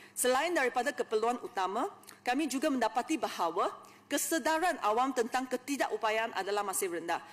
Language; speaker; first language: Malay; non-native, local second language; Chinese